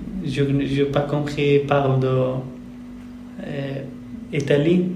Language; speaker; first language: French; non-native, learner; Persian